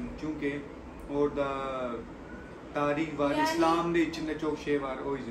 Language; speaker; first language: Turkish; non-native, learner; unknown